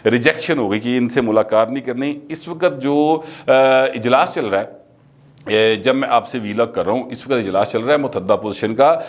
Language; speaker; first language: Urdu; non-native, local second language; Punjabi